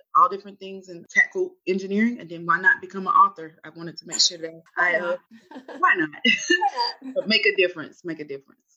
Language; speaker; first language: English; native; English